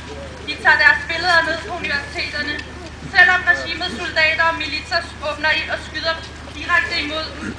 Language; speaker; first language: Danish; early bilingual, other home language; Persian